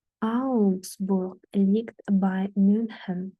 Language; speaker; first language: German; non-native, fluent; Ukrainian